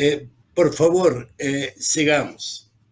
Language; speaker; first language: Spanish; non-native, fluent; Arabic